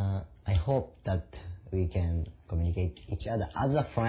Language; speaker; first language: English; non-native, learner; Japanese